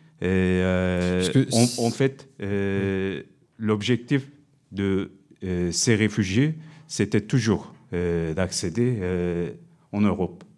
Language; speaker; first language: French; non-native, fluent; Turkish